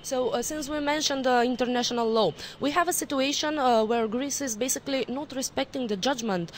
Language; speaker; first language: English; non-native, fluent; Macedonian